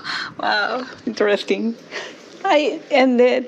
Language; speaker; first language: English; non-native, learner; Korean